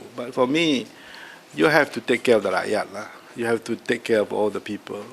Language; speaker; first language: English; non-native, local second language; Malay